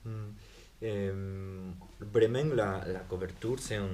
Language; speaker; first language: French; non-native, learner; Spanish